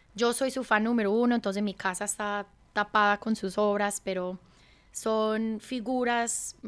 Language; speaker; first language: Spanish; early bilingual, heritage; Spanish